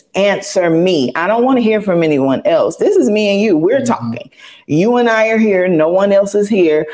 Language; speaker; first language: English; native; English